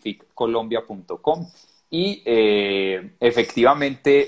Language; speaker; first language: Spanish; native; Spanish